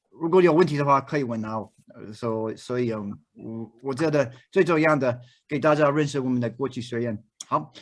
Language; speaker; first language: Chinese; non-native, fluent; English